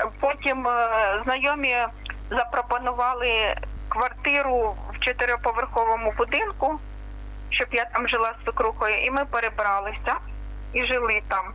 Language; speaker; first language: Ukrainian; non-native, local second language; Russian